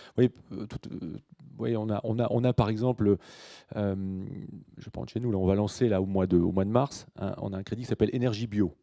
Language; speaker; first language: French; native; French